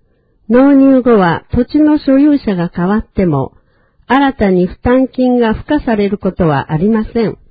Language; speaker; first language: Japanese; native; Japanese